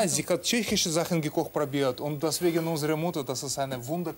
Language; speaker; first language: German; non-native, learner; Russian